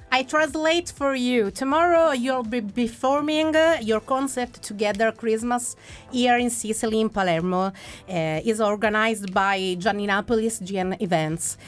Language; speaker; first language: English; non-native, learner; Italian